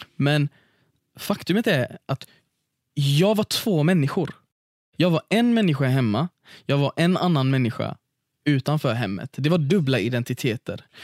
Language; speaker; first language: Swedish; early bilingual, other home language; Arabic